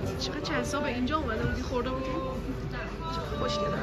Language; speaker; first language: Persian; native; Persian